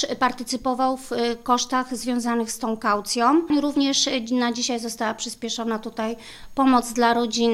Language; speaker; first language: Polish; native; Polish